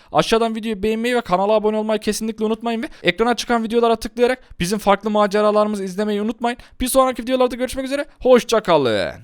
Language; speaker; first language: Turkish; native; Turkish